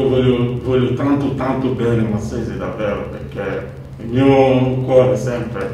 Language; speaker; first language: Italian; non-native, learner; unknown